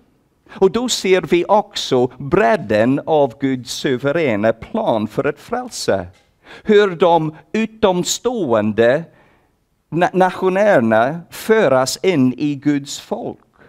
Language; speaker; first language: Swedish; non-native, fluent; English